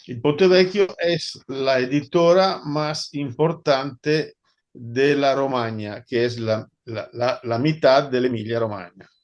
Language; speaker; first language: Spanish; non-native, fluent; Italian